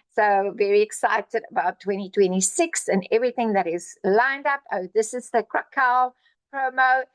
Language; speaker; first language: English; non-native, local second language; Afrikaans